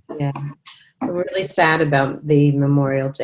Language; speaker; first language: English; native; English